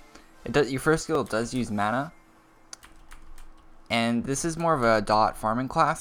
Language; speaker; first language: English; native; English